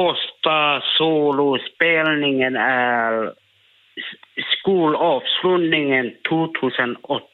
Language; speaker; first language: Swedish; non-native, learner; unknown